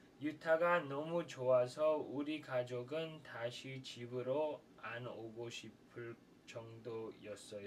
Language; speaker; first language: Korean; non-native, fluent; English